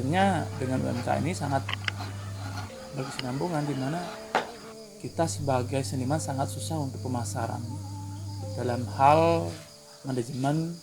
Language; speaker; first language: Indonesian; native; Indonesian